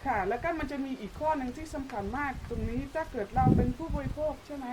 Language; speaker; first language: Thai; non-native, fluent; Dutch